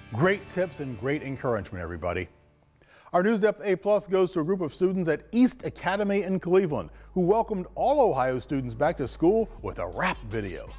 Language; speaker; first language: English; native; English